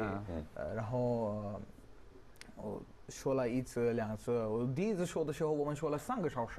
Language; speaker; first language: Chinese; non-native, learner; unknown